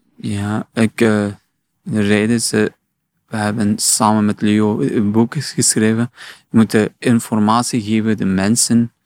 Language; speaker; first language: Dutch; non-native, learner; Persian